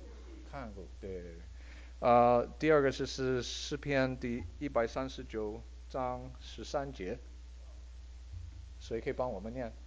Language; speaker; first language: Chinese; early bilingual, heritage; Chinese